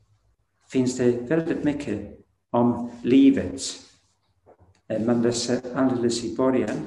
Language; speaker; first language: Swedish; non-native, fluent; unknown